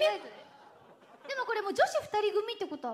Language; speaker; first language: Japanese; native; Japanese